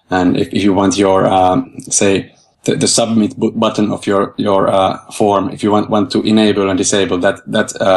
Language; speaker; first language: English; non-native, fluent; Finnish